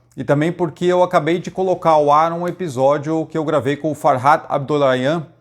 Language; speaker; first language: Portuguese; native; Portuguese